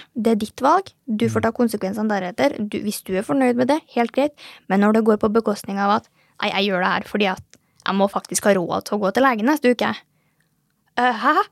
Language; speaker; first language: Norwegian; native; Norwegian